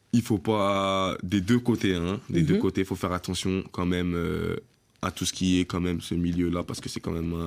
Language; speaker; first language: French; native; French